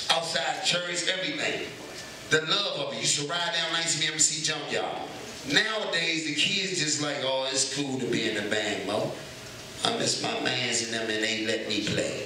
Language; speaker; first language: English; native; English